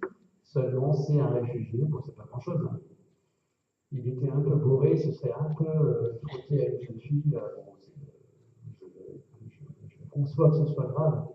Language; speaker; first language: French; native; French